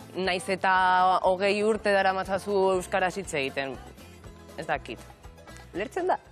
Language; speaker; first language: Basque; non-native, local second language; Spanish